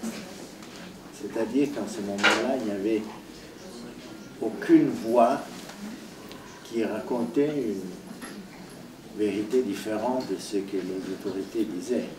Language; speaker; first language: French; non-native, fluent; Italian